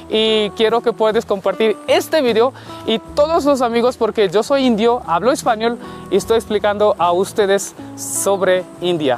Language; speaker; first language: Spanish; non-native, learner; Hindi